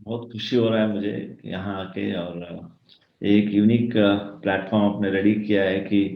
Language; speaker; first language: Hindi; non-native, local second language; Kannada